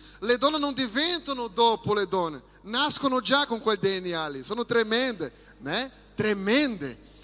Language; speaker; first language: Italian; non-native, fluent; Portuguese